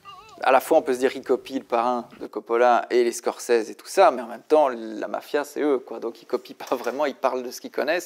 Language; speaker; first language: French; native; French